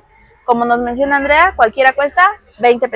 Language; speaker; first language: Spanish; native; Spanish